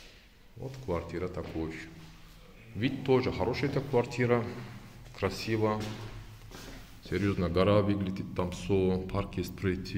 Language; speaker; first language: Russian; non-native, learner; Turkish